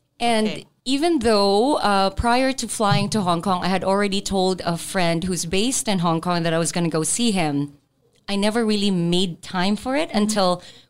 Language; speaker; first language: English; non-native, local second language; Filipino